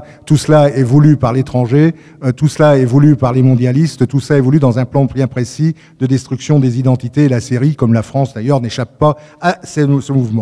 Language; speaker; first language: French; native; French